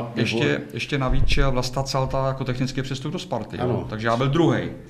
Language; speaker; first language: Czech; native; Czech